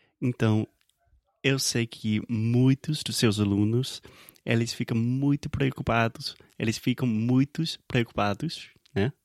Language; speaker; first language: Portuguese; non-native, fluent; English